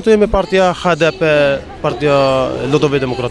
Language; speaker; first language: Polish; non-native, fluent; Kurdish